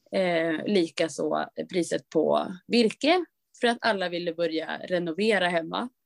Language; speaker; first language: Swedish; native; Swedish